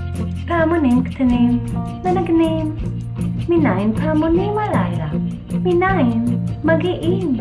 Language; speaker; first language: Hebrew; native; Hebrew